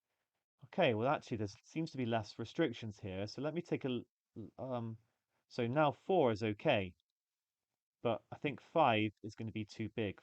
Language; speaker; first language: English; native; English